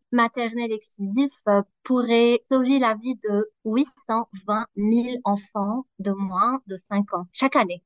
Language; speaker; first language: French; non-native, fluent; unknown